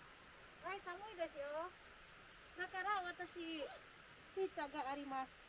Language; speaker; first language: Japanese; non-native, learner; Indonesian